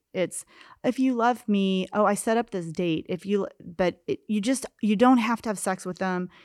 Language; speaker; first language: English; native; English